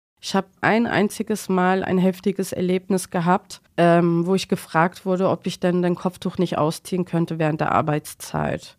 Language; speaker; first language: German; early bilingual, other home language; Turkish